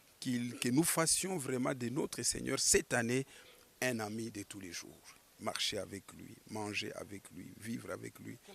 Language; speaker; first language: French; non-native, local second language; Lingala